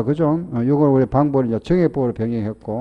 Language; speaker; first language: Korean; native; Korean